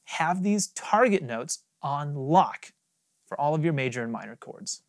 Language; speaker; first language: English; native; English